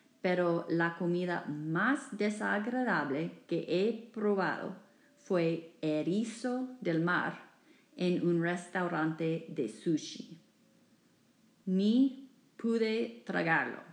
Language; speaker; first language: Spanish; non-native, fluent; English